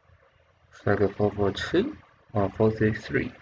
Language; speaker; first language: English; non-native, fluent; Chinese